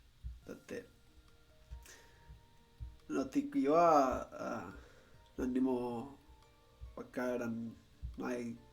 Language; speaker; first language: Japanese; non-native, learner; Spanish